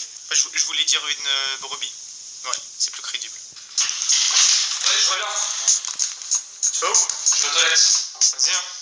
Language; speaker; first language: French; native; French